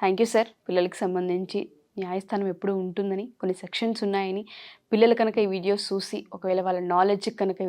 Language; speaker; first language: Telugu; native; Telugu